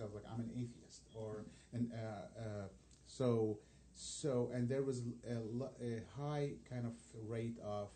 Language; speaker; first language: English; non-native, fluent; Arabic